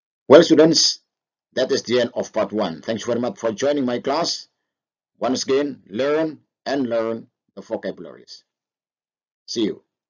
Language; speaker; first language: English; non-native, fluent; Indonesian